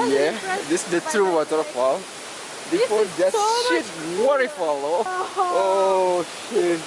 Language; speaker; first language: English; non-native, learner; Indonesian